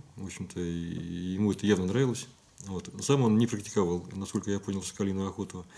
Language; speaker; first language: Russian; native; Russian